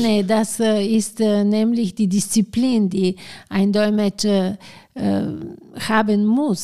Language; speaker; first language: German; non-native, fluent; Bulgarian